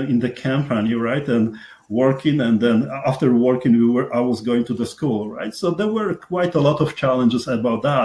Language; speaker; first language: English; non-native, fluent; Polish